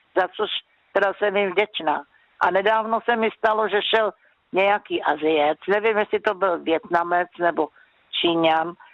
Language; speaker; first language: Czech; native; Czech